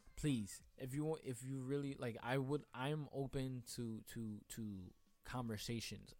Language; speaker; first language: English; native; English